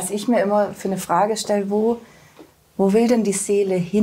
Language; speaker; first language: German; native; German